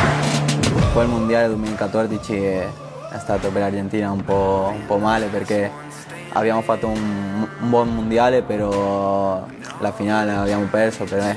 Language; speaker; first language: Italian; non-native, fluent; Spanish